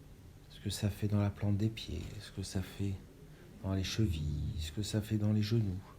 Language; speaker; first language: French; native; French